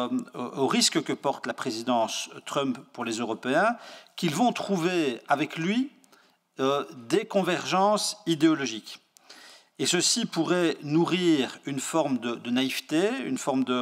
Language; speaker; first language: French; native; French